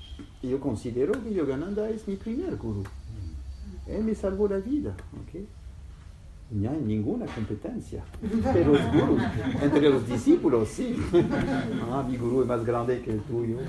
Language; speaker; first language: Spanish; non-native, fluent; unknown